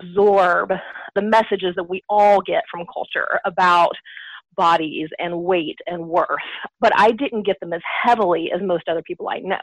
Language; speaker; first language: English; native; English